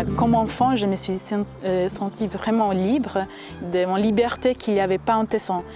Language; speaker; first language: French; non-native, local second language; Italian